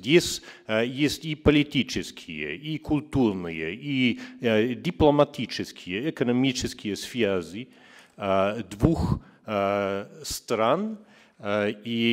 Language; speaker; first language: Russian; non-native, fluent; German